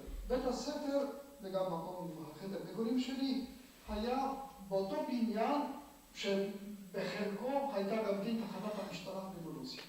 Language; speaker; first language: Hebrew; non-native, fluent; Polish